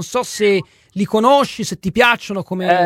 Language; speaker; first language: Italian; native; Italian